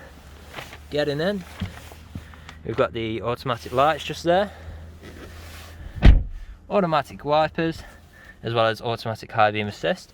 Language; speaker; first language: English; native; English